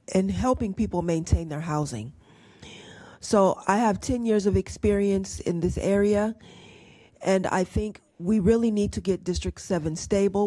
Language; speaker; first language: English; native; English